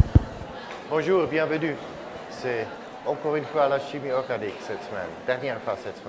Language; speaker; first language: French; non-native, fluent; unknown